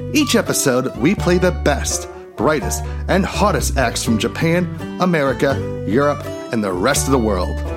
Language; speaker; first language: English; native; English